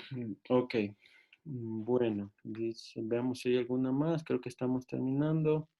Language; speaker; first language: Spanish; native; Spanish